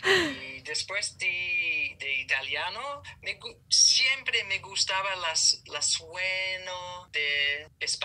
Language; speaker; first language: Spanish; non-native, fluent; English